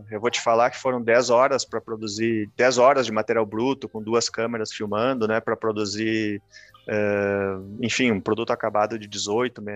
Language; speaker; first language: Portuguese; native; Portuguese